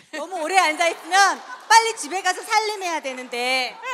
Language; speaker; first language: Korean; native; Korean